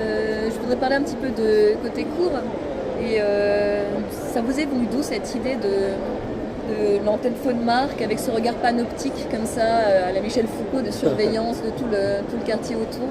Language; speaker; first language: French; native; French